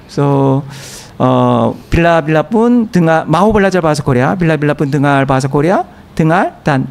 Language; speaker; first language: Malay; non-native, learner; Korean